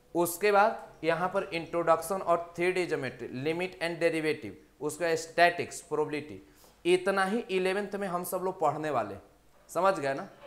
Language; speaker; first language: Hindi; native; Hindi